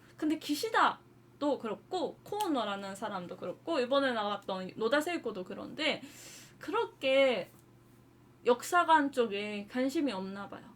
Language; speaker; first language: Korean; non-native, fluent; Japanese